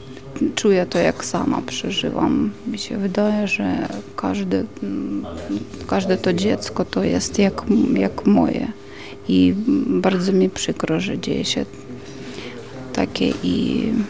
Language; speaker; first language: Polish; non-native, fluent; Ukrainian